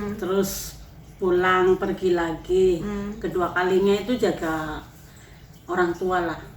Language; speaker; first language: Indonesian; non-native, local second language; Javanese